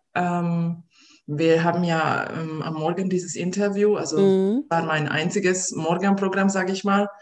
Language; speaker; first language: German; non-native, fluent; Hungarian